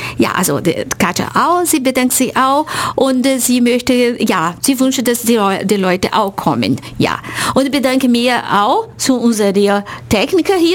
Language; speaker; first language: German; non-native, fluent; Portuguese